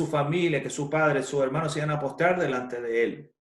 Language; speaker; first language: Spanish; native; Spanish